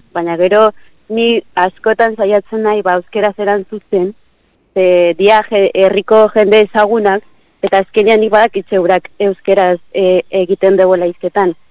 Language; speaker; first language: Basque; early bilingual, other home language; Spanish